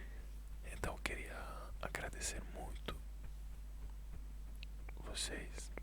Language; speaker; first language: Portuguese; non-native, fluent; Italian